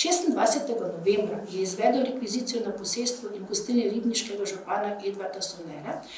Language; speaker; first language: Slovenian; native; Slovenian